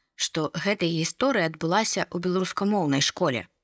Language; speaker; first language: Belarusian; native; Belarusian